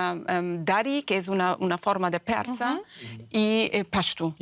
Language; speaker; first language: Spanish; non-native, fluent; Persian